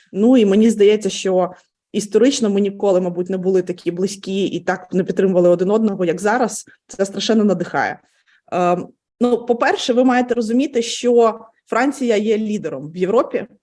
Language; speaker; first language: Ukrainian; native; Ukrainian